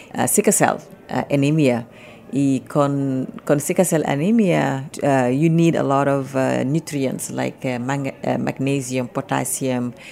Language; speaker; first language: Spanish; non-native, learner; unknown